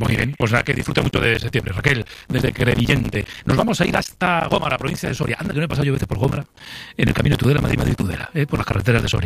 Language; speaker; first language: Spanish; native; Spanish